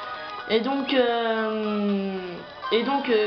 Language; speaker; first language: French; native; French